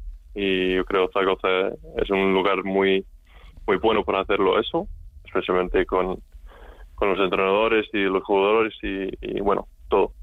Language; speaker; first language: Spanish; non-native, learner; Icelandic